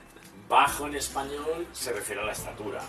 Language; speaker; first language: Spanish; native; Spanish